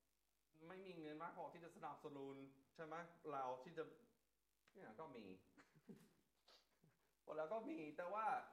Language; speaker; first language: Thai; non-native, fluent; English